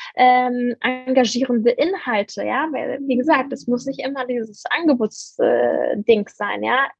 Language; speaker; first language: German; native; German